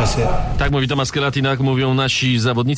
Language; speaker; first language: Polish; native; Polish